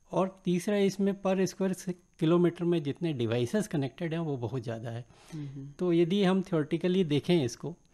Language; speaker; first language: Hindi; native; Hindi